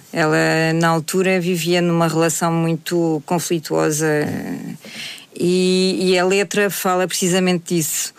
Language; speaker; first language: Portuguese; native; Portuguese